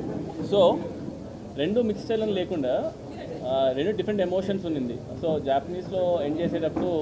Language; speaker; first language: Telugu; native; Telugu